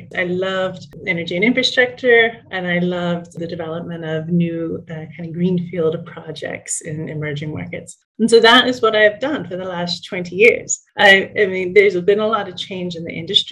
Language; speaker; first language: English; native; English